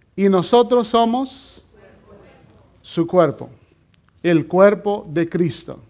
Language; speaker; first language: Spanish; native; Spanish